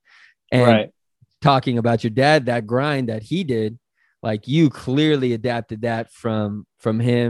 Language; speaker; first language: English; native; English